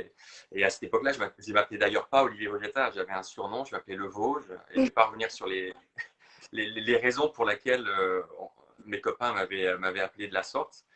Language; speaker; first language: French; native; French